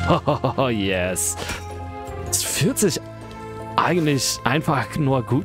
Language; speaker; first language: German; non-native, fluent; English